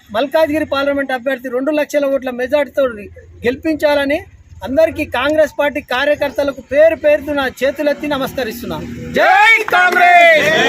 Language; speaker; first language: Telugu; native; Telugu